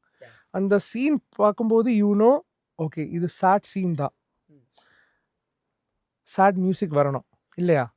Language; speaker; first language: Tamil; non-native, learner; Malayalam